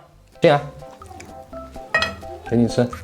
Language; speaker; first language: Chinese; native; Chinese